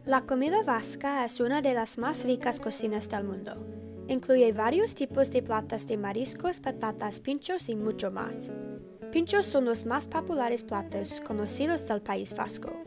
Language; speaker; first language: Spanish; non-native, learner; English